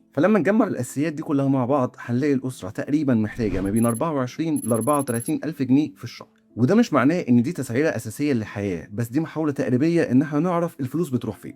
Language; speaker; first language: Arabic; native; Arabic